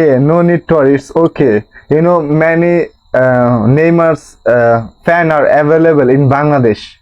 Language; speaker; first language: English; non-native, local second language; Bangla